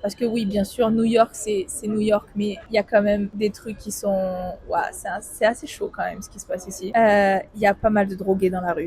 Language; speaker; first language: French; native; French